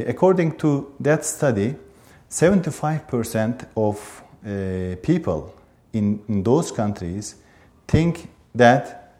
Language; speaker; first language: English; non-native, fluent; Turkish